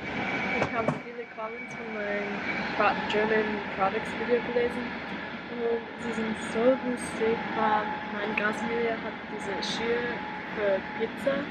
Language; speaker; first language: German; non-native, learner; English